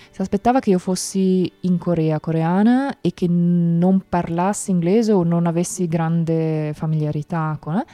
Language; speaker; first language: Italian; native; Italian